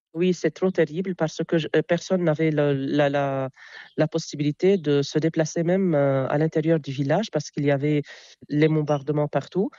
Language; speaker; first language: French; non-native, local second language; Arabic